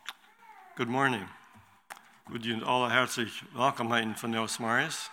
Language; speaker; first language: German; non-native, learner; Low German